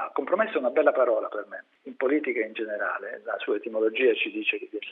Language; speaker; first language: Italian; native; Italian